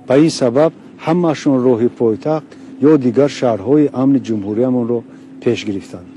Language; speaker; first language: Tajik; non-native, local second language; Shughni